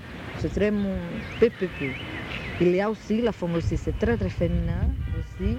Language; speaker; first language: French; non-native, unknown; Portuguese